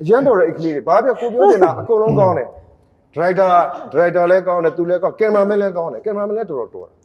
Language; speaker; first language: Burmese; native; Burmese